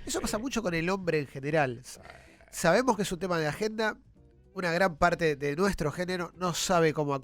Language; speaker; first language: Spanish; native; Spanish